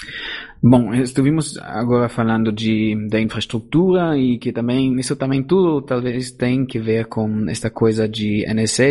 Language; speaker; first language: Portuguese; non-native, fluent; German